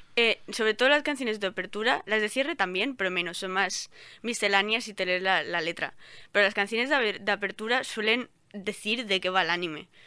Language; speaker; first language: Spanish; non-native, local second language; Catalan